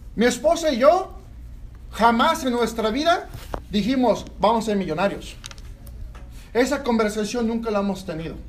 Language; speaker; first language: Spanish; early bilingual, heritage; Spanish